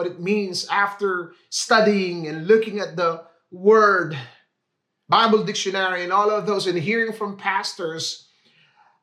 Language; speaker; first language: English; non-native, local second language; Filipino